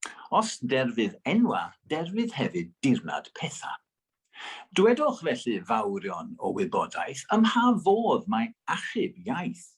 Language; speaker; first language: Welsh; native; Welsh